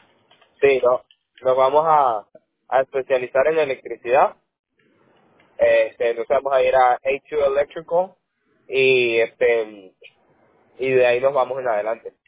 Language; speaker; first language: Spanish; native; Spanish